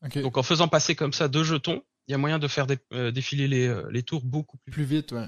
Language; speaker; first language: French; native; French